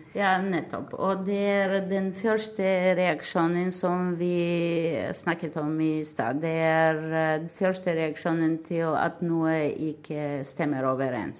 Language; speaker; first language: Norwegian; non-native, fluent; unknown